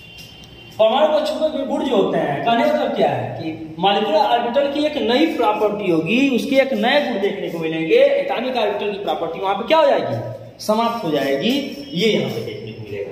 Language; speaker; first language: Hindi; native; Hindi